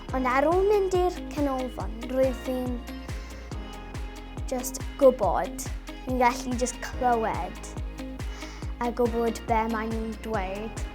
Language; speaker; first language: Welsh; non-native, local second language; English